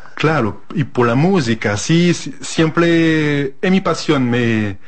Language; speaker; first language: Spanish; non-native, fluent; French